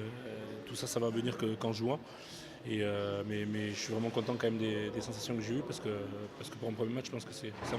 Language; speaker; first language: French; native; French